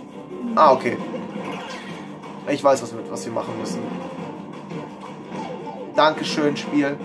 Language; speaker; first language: German; native; German